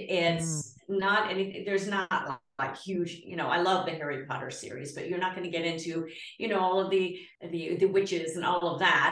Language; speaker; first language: English; native; English